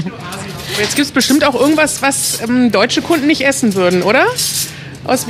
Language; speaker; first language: German; native; German